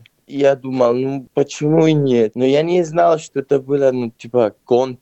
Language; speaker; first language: Russian; non-native, fluent; Spanish